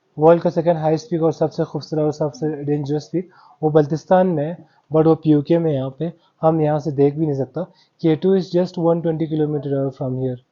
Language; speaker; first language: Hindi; non-native, local second language; Balti